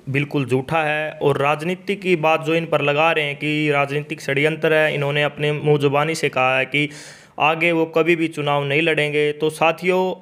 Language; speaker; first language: Hindi; native; Hindi